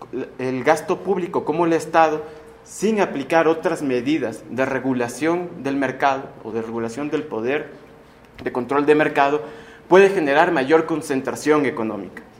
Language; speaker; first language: Spanish; native; Spanish